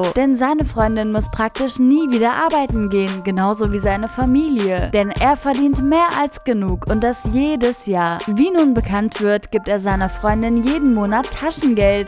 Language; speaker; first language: German; native; German